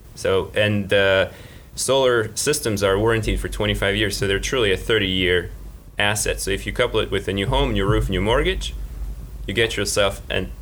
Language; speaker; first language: English; early bilingual, other home language; Russian